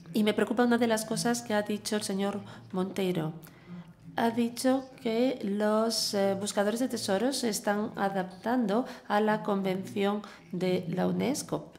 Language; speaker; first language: Spanish; non-native, fluent; English